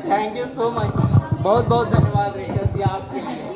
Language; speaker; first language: Hindi; native; Hindi